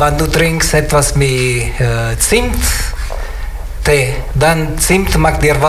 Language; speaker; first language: German; non-native, learner; Italian